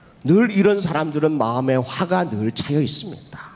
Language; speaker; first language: Korean; native; Korean